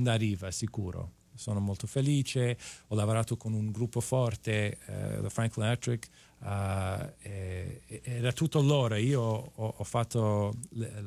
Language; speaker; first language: Italian; non-native, fluent; English